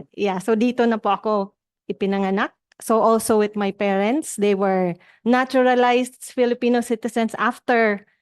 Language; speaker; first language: English; non-native, local second language; Cebuano